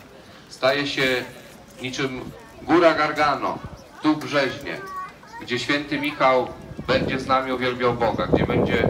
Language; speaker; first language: Polish; native; Polish